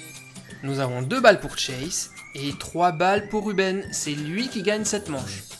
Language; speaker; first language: French; native; French